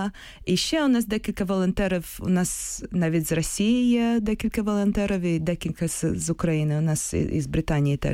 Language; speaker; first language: Ukrainian; non-native, local second language; Russian